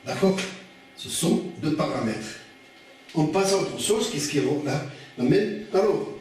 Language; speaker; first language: French; non-native, local second language; Arabic